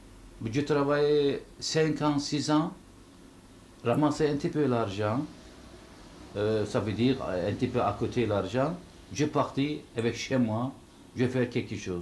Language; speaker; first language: French; non-native, local second language; Turkish